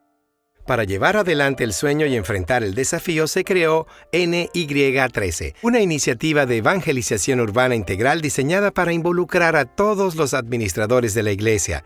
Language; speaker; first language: Spanish; native; Spanish